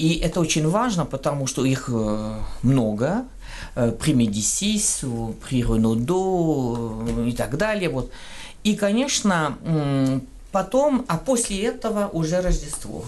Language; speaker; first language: Russian; non-native, fluent; French